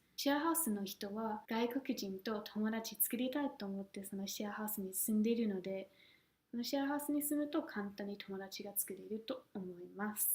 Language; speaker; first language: Japanese; non-native, fluent; English